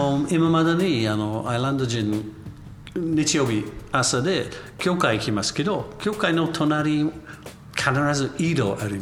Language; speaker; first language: Japanese; non-native, learner; English